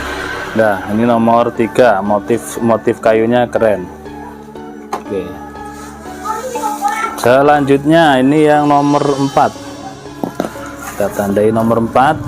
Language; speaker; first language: Indonesian; native; Indonesian